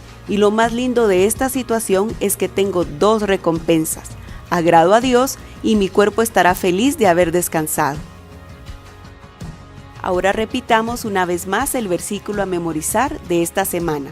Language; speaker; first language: Spanish; native; Spanish